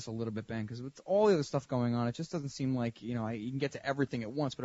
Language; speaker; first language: English; native; English